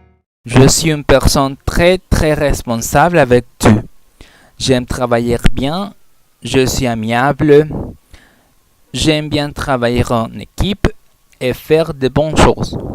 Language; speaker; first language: French; non-native, learner; Spanish